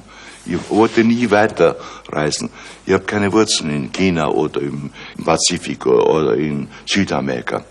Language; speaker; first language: German; native; German